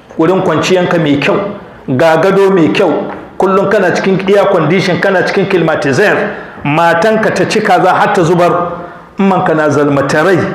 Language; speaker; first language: Hausa; non-native, local second language; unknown